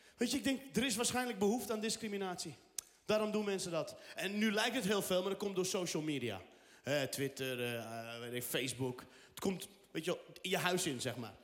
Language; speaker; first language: Dutch; early bilingual, other home language; Riffian